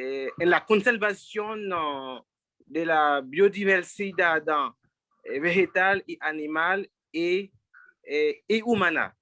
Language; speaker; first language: Spanish; non-native, fluent; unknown